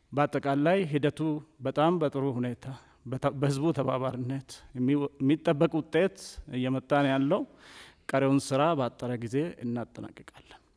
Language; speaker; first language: Amharic; non-native, local second language; Sidamo